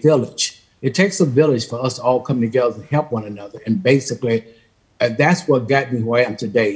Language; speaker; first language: English; native; English